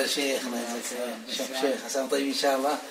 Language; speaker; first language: Arabic; native; Arabic